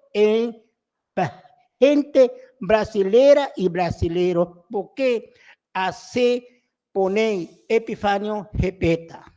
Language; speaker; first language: Spanish; non-native, local second language; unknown